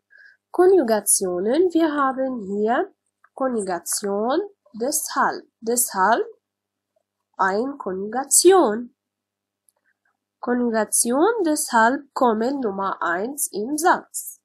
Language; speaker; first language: German; non-native, learner; Arabic